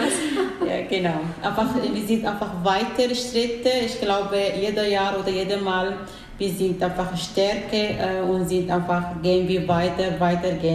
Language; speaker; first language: German; non-native, learner; Arabic